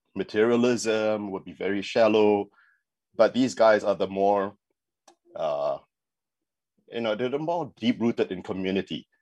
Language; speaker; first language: English; native; English